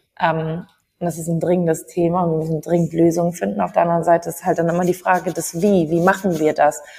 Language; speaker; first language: German; native; German